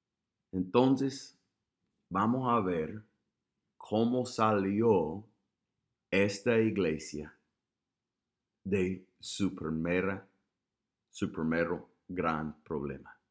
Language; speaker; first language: Spanish; non-native, fluent; English